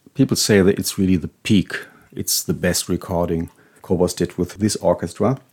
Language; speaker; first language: English; non-native, fluent; German